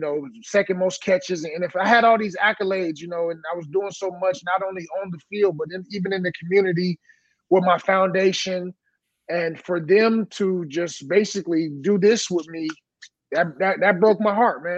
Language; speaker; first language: English; native; English